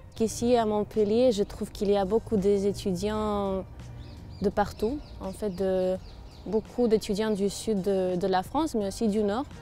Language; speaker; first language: French; non-native, fluent; Spanish